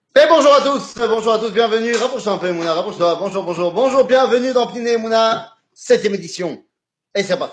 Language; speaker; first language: French; native; French